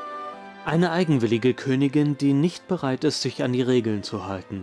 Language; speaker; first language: German; native; German